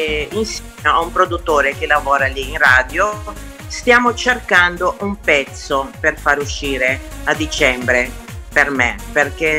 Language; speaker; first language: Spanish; non-native, learner; Portuguese